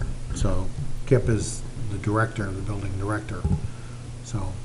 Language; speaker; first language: English; native; English